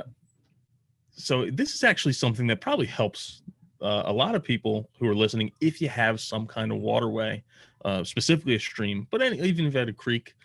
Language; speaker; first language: English; native; English